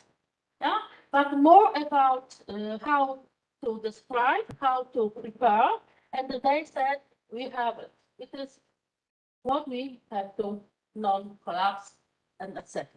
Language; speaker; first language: English; non-native, fluent; Polish